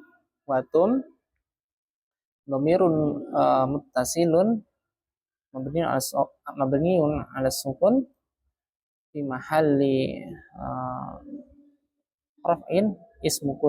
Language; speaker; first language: Arabic; non-native, fluent; Indonesian